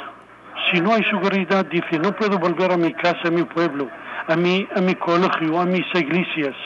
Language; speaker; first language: Spanish; non-native, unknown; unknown